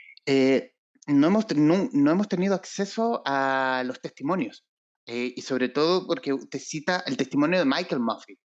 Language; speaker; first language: Spanish; native; Spanish